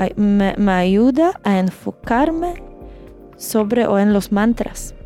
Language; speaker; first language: Spanish; non-native, fluent; Polish